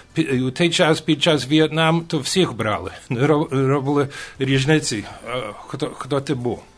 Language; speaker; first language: Ukrainian; early bilingual, heritage; Ukrainian